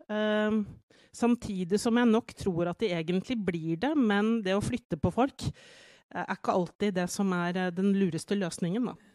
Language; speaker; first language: Norwegian; native; Norwegian